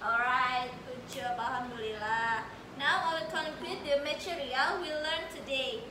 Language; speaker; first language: English; non-native, learner; Indonesian